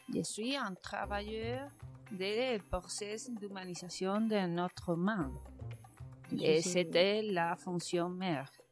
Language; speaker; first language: French; non-native, learner; Spanish